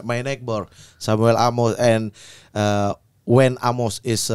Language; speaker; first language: English; non-native, learner; Indonesian